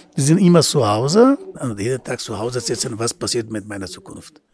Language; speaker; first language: German; non-native, learner; Persian